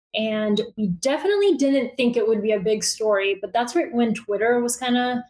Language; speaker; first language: English; early bilingual, other home language; Bulgarian